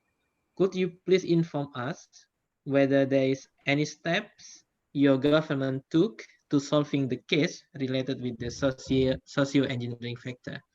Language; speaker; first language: English; non-native, fluent; Indonesian